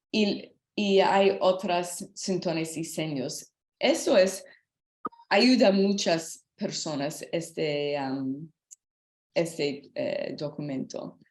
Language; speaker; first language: Spanish; non-native, learner; English